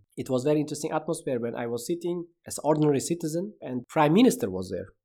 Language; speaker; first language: English; non-native, fluent; Uzbek